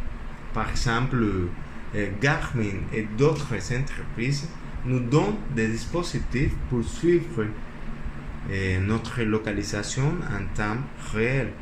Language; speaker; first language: French; non-native, learner; Spanish